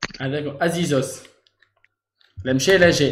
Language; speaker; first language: Arabic; native; Arabic